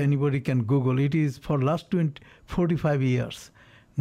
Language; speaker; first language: English; non-native, local second language; Bangla